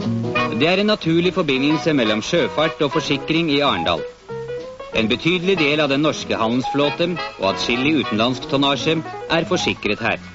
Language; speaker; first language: Norwegian; native; Norwegian